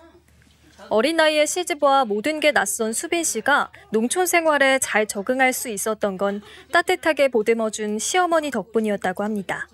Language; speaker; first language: Korean; native; Korean